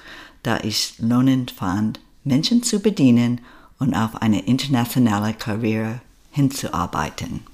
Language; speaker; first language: German; non-native, fluent; English